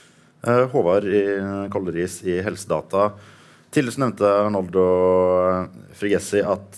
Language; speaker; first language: Norwegian; native; Norwegian